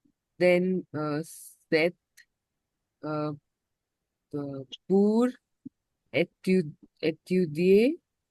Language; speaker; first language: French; non-native, learner; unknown